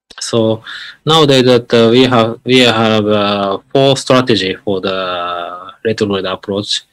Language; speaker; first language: English; non-native, learner; Japanese